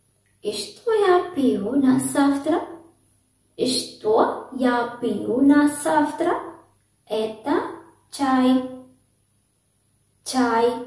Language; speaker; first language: Russian; non-native, learner; Sinhala